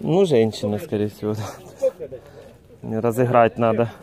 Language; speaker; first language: Russian; native; Russian